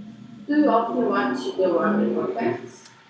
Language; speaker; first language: English; non-native, learner; Portuguese